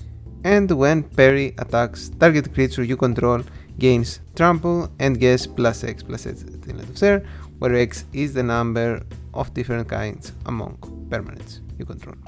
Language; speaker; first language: English; non-native, fluent; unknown